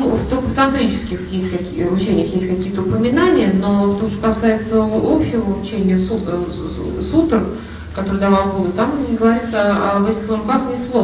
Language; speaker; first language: Russian; native; Russian